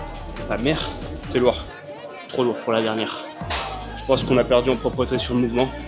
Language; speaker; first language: French; native; French